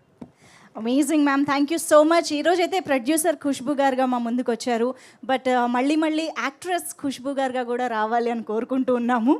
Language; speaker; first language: Telugu; native; Telugu